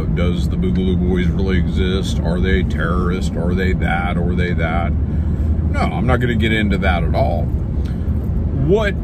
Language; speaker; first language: English; native; English